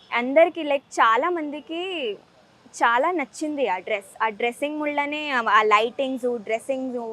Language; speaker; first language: Telugu; early bilingual, heritage; Telugu